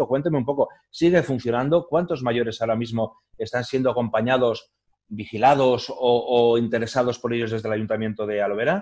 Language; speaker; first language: Spanish; native; Spanish